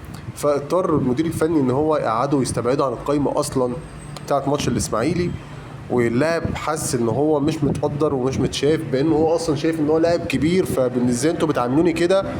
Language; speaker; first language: Arabic; native; Arabic